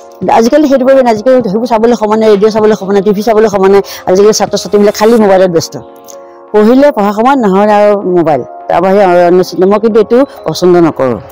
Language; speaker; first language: Assamese; native; Assamese